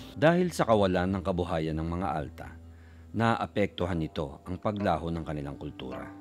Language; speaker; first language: Filipino; native; Filipino